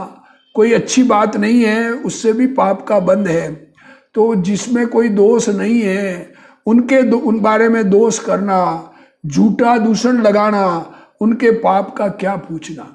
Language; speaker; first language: Hindi; native; Hindi